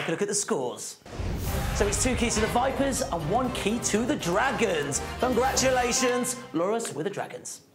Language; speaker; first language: English; native; English